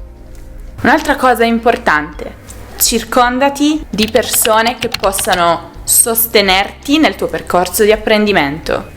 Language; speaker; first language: Italian; native; Italian